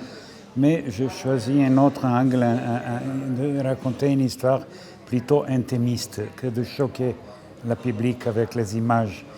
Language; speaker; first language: French; non-native, fluent; Serbian